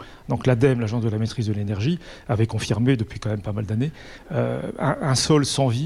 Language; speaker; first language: French; native; French